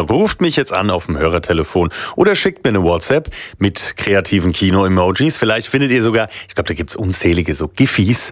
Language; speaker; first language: German; native; German